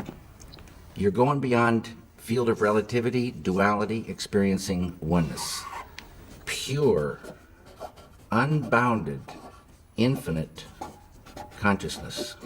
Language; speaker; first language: English; native; English